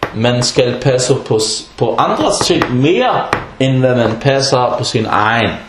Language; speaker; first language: Danish; early bilingual, other home language; Arabic